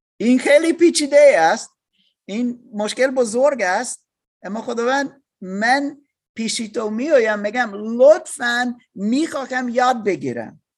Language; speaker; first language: Persian; non-native, learner; English